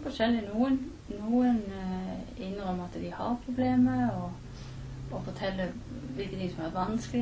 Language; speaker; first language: Norwegian; native; Norwegian